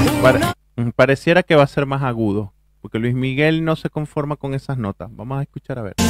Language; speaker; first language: Spanish; native; Spanish